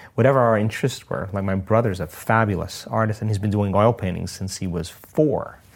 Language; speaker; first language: English; early bilingual, other home language; Italian